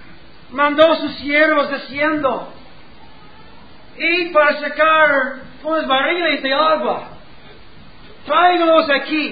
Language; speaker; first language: Spanish; non-native, learner; English